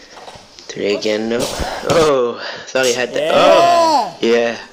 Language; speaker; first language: English; native; English